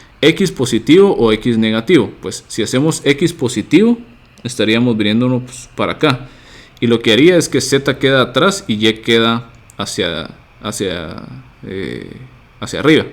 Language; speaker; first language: Spanish; native; Spanish